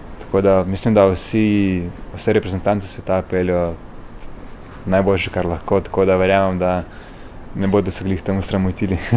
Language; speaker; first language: Slovenian; non-native, fluent; Ukrainian